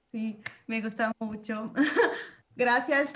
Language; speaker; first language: Spanish; non-native, fluent; Portuguese